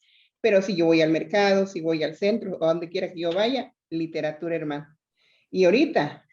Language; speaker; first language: Spanish; native; Spanish